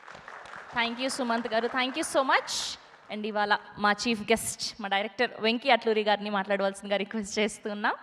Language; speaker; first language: Telugu; native; Telugu